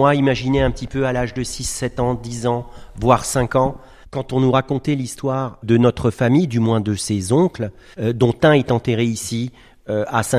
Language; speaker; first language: French; native; French